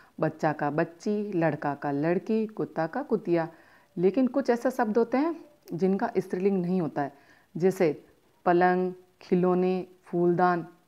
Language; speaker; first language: Hindi; native; Hindi